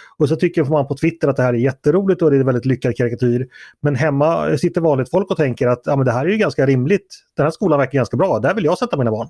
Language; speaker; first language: Swedish; native; Swedish